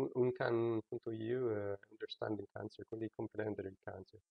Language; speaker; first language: Italian; non-native, fluent; English